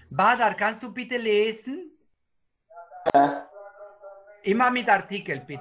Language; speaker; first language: German; non-native, fluent; Spanish